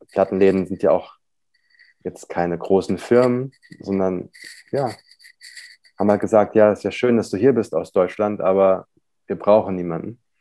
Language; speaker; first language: German; native; German